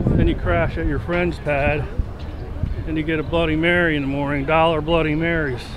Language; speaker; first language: English; native; English